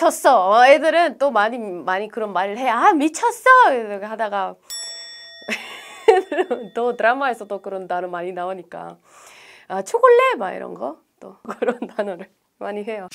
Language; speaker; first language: Korean; non-native, fluent; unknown